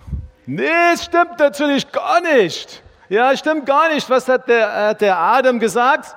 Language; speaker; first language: German; non-native, fluent; English